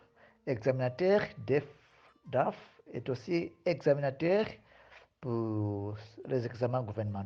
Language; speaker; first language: French; non-native, fluent; Nyanja